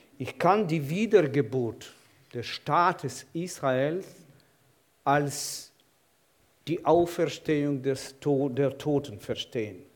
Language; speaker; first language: German; non-native, fluent; Russian